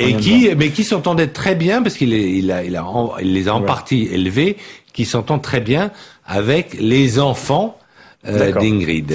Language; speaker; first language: French; native; French